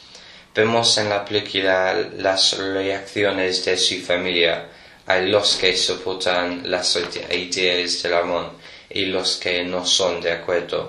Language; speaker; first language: Spanish; non-native, learner; English